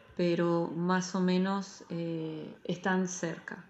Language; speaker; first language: Spanish; non-native, fluent; Ukrainian